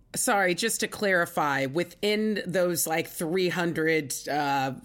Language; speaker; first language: English; native; English